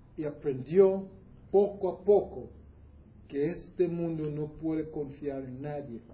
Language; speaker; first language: Spanish; non-native, learner; English